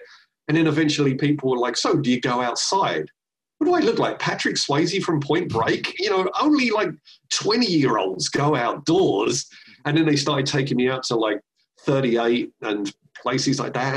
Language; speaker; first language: English; native; English